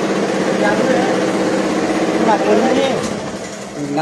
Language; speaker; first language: Thai; native; Thai